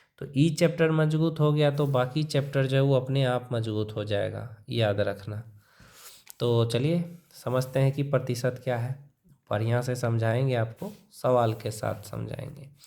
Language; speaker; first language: Hindi; native; Hindi